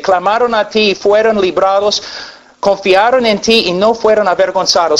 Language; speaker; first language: Spanish; non-native, fluent; English